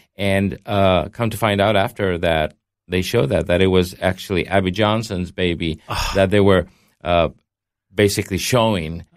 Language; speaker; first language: English; early bilingual, heritage; Spanish